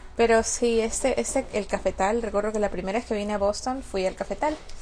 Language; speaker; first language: Spanish; native; Spanish